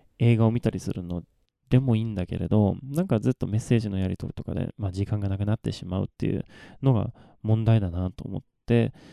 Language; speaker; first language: Japanese; non-native, fluent; Swedish